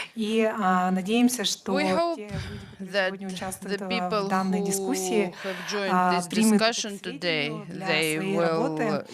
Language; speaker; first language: Russian; native; Russian